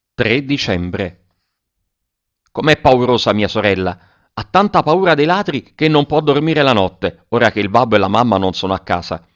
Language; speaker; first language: Italian; native; Italian